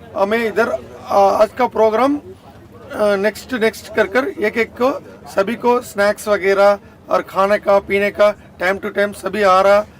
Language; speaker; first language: Hindi; non-native, local second language; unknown